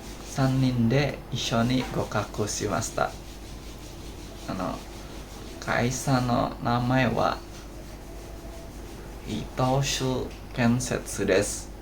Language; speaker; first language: Japanese; non-native, learner; Indonesian